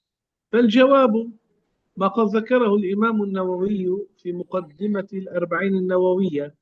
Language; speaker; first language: Arabic; native; Arabic